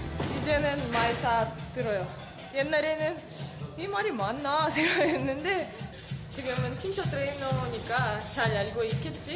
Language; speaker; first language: Korean; non-native, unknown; Russian